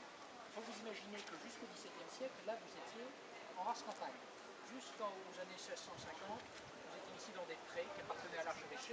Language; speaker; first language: French; native; French